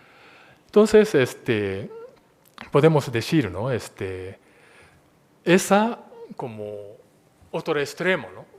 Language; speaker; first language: Spanish; non-native, fluent; Japanese